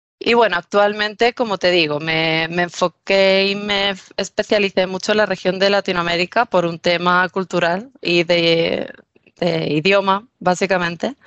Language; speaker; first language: Spanish; native; Spanish